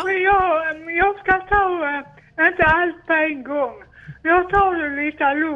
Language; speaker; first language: Swedish; non-native, learner; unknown